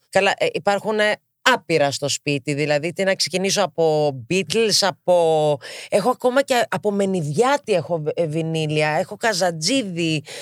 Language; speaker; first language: Greek; early bilingual, heritage; Greek